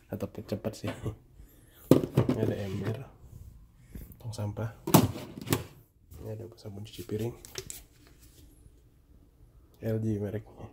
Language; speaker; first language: Indonesian; native; Indonesian